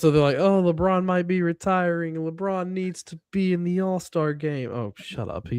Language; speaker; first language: English; native; English